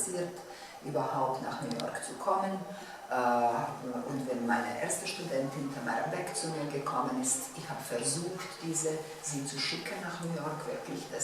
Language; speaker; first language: German; non-native, fluent; Bosnian